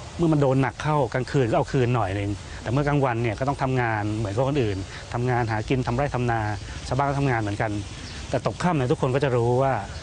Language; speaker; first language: Thai; native; Thai